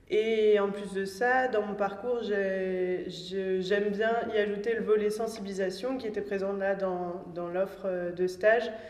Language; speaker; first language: French; native; French